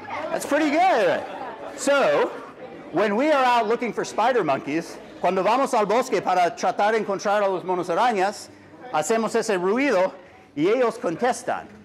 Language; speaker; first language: Spanish; non-native, fluent; English